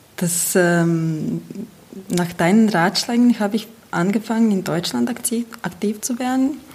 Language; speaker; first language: German; non-native, fluent; Latvian